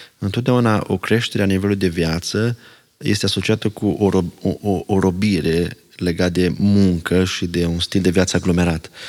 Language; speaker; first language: Romanian; non-native, local second language; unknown